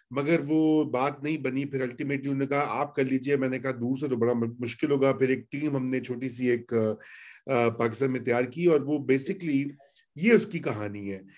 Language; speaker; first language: Urdu; native; Urdu